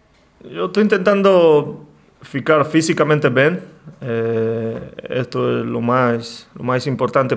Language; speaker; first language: Portuguese; non-native, learner; Spanish